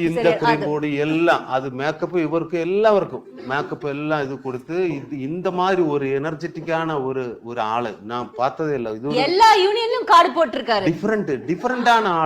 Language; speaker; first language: Tamil; non-native, learner; Malayalam